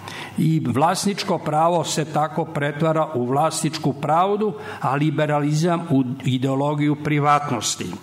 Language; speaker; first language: Serbian; native; Serbian